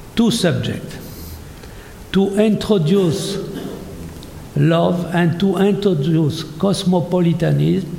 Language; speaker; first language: English; non-native, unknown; French